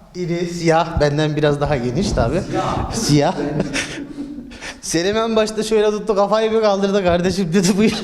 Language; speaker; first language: Turkish; native; Turkish